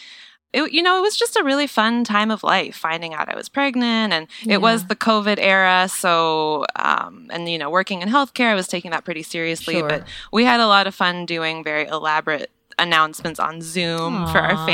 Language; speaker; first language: English; native; English